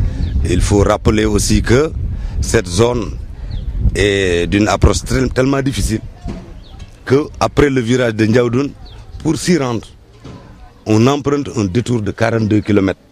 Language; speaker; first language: French; non-native, local second language; Wolof